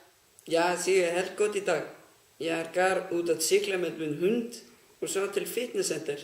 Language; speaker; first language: Danish; non-native, learner; Icelandic